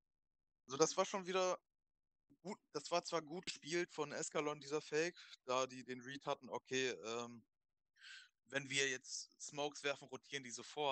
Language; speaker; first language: German; native; German